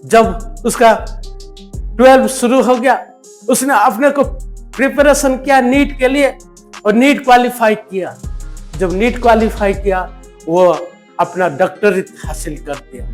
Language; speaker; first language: Hindi; non-native, local second language; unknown